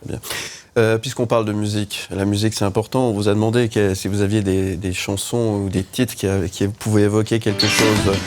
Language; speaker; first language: French; native; French